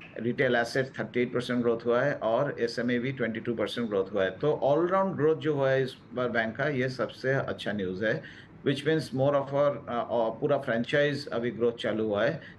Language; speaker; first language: Hindi; non-native, local second language; Bangla